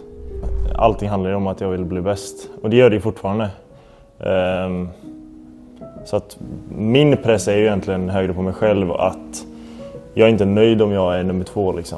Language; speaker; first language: Swedish; native; Swedish